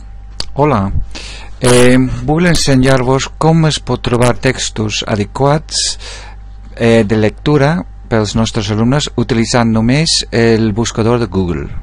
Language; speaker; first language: Catalan; non-native, local second language; Spanish